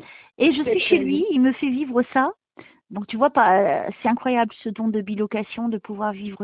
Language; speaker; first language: French; native; French